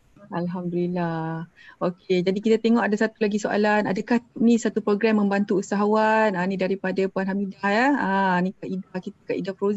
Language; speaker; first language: Malay; native; Malay